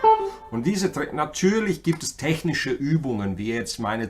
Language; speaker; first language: German; native; German